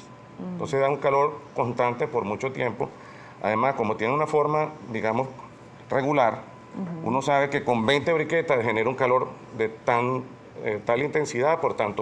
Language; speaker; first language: Spanish; native; Spanish